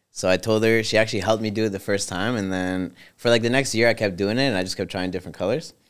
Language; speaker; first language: English; early bilingual, other home language; Spanish